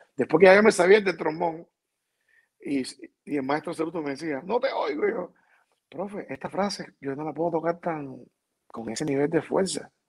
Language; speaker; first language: Spanish; native; Spanish